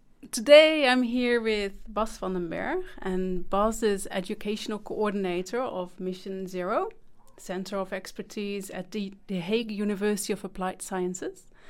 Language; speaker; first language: English; non-native, fluent; Dutch